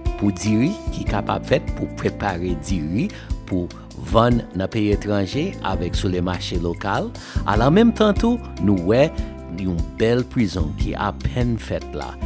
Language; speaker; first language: Haitian Creole; non-native, fluent; English